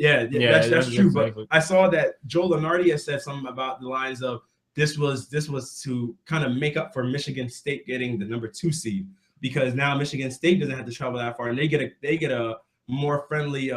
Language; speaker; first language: English; native; English